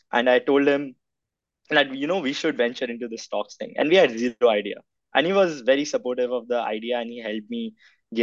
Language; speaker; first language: English; non-native, local second language; Hindi